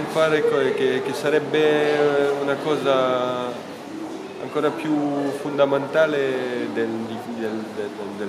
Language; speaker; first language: Italian; non-native, fluent; French